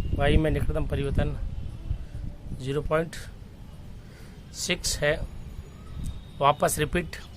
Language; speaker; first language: Hindi; native; Hindi